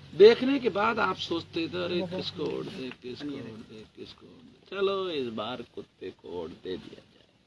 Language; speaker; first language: Hindi; non-native, local second language; Marathi